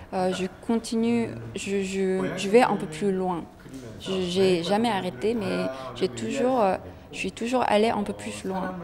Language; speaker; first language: French; non-native, fluent; Korean